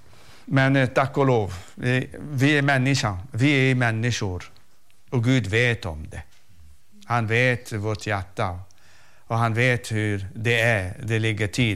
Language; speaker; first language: Swedish; non-native, fluent; Arabic